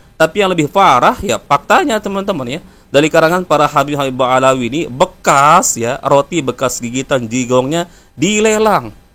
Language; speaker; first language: Indonesian; native; Indonesian